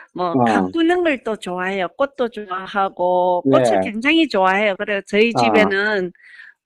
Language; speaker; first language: Korean; early bilingual, heritage; Korean